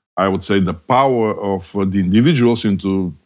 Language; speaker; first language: English; non-native, fluent; Bulgarian